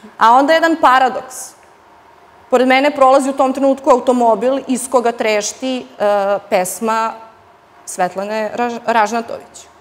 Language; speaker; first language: Serbian; native; Serbian